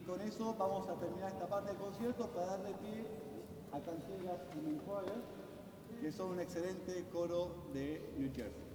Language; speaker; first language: Spanish; native; Spanish